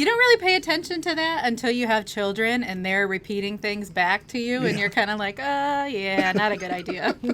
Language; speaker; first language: English; native; English